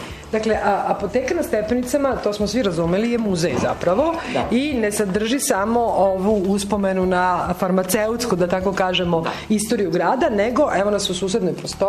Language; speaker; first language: Serbian; native; Serbian